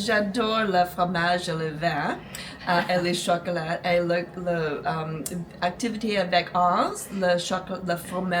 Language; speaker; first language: French; non-native, learner; English